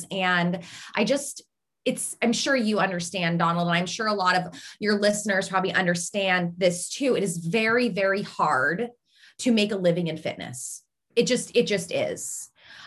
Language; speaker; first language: English; native; English